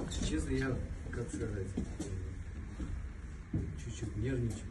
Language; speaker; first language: Russian; non-native, local second language; Uzbek